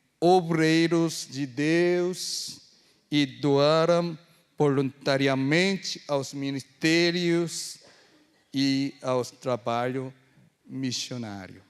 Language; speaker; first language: Portuguese; non-native, fluent; Korean